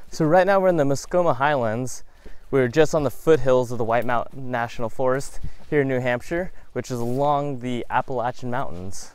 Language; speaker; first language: English; native; English